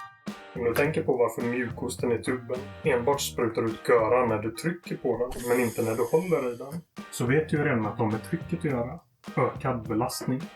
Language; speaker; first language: Swedish; native; Swedish